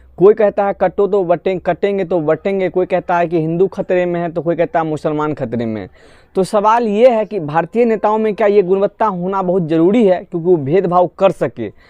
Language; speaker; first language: Hindi; non-native, local second language; Assamese